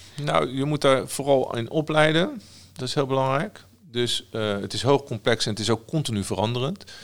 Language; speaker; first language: Dutch; native; Dutch